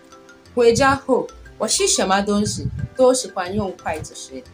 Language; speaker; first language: Chinese; non-native, learner; Igbo